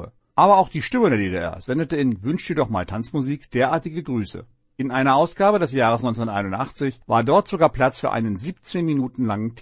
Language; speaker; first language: German; native; German